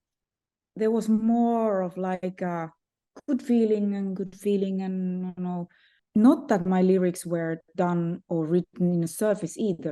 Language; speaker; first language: English; non-native, fluent; Finnish